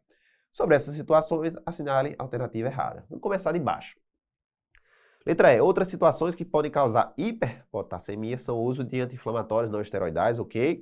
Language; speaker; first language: Portuguese; native; Portuguese